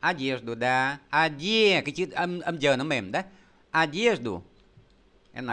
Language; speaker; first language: Russian; non-native, fluent; Vietnamese